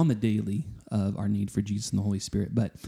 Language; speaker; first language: English; native; English